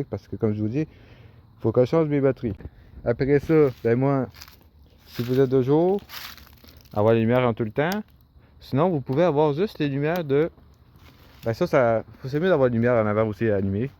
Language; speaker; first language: French; native; French